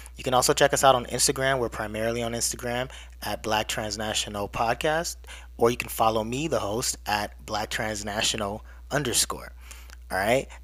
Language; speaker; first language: English; early bilingual, other home language; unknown